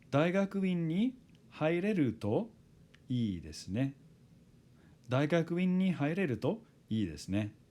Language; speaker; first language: Japanese; non-native, fluent; English